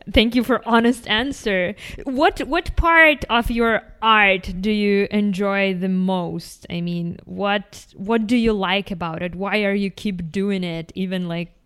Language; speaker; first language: English; non-native, fluent; Ukrainian